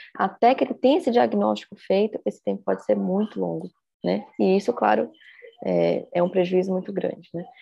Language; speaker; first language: Portuguese; native; Portuguese